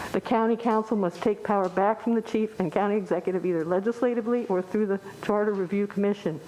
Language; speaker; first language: English; native; English